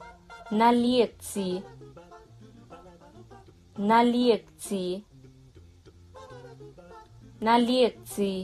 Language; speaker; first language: Russian; non-native, fluent; Kazakh